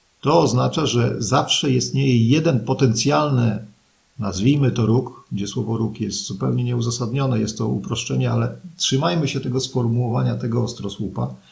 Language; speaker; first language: Polish; native; Polish